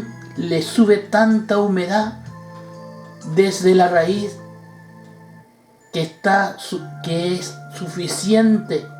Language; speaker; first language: Spanish; native; Spanish